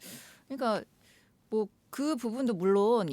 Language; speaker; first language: Korean; native; Korean